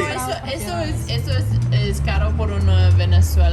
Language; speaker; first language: Spanish; non-native, learner; English